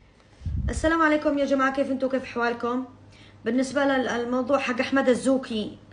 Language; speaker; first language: Arabic; native; Arabic